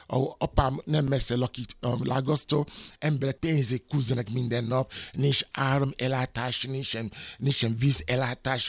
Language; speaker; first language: Hungarian; non-native, learner; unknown